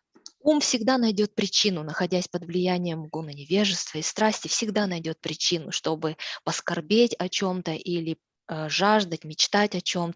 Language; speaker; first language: Russian; native; Russian